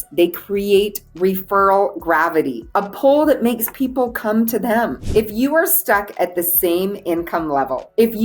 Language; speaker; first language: English; native; English